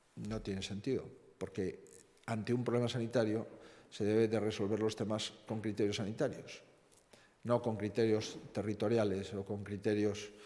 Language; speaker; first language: Spanish; non-native, local second language; Galician